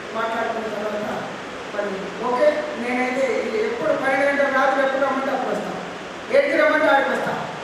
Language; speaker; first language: Telugu; non-native, local second language; Lambadi